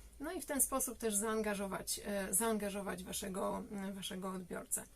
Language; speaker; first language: Polish; native; Polish